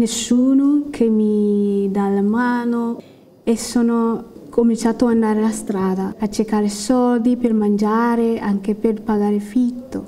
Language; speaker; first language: Italian; non-native, learner; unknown